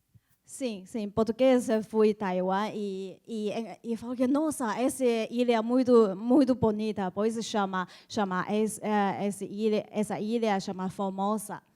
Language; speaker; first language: Portuguese; non-native, learner; Chinese